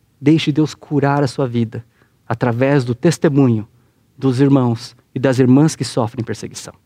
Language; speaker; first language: Portuguese; native; Portuguese